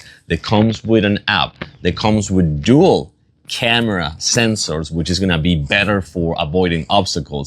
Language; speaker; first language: English; non-native, fluent; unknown